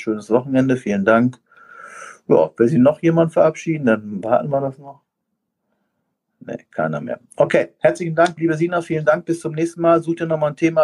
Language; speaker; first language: German; native; German